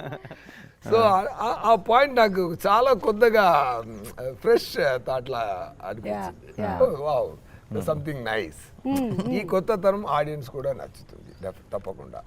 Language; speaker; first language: Telugu; non-native, fluent; Tamil